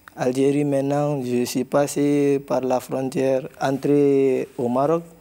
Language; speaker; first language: Spanish; non-native, learner; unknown